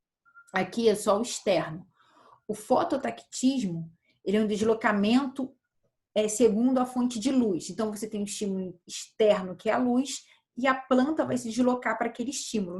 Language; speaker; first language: Portuguese; native; Portuguese